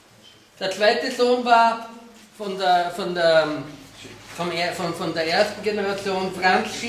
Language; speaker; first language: German; non-native, fluent; Slovenian